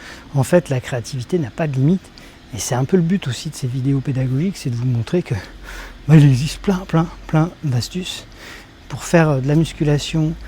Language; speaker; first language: French; native; French